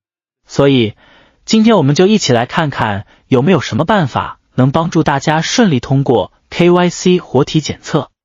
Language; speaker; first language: Chinese; native; Chinese